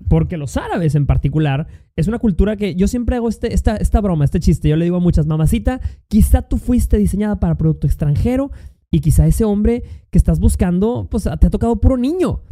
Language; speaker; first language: Spanish; native; Spanish